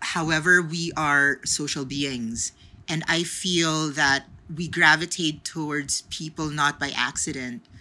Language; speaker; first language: English; non-native, local second language; Filipino